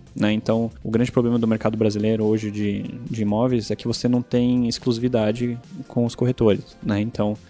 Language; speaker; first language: Portuguese; non-native, fluent; German